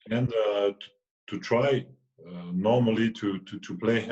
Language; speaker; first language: English; non-native, fluent; French